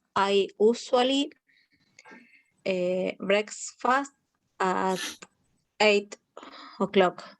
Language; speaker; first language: English; non-native, learner; Spanish